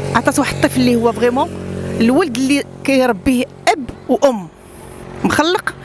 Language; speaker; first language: Arabic; native; Arabic